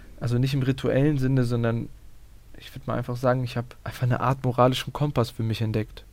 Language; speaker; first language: German; early bilingual, other home language; Bosnian